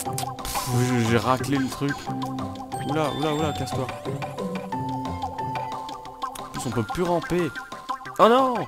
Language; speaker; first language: French; native; French